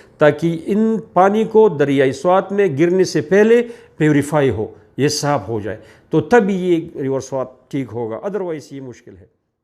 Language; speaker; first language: Urdu; non-native, local second language; Pashto